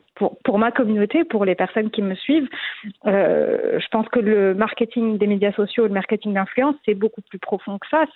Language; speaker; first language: French; non-native, local second language; Arabic